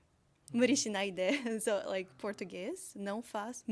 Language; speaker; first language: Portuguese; early bilingual, heritage; Portuguese